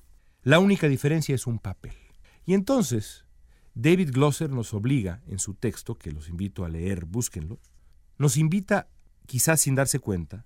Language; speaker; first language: Spanish; native; Spanish